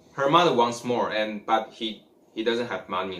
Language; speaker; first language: English; non-native, learner; Chinese